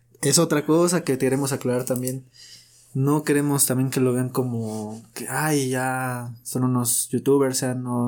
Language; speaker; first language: Spanish; native; Spanish